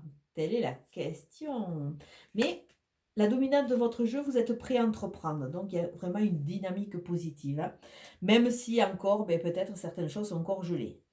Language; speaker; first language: French; native; French